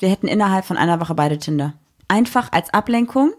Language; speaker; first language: German; native; German